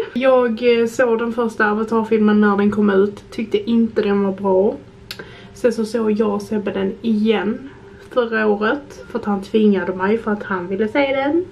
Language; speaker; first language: Swedish; native; Swedish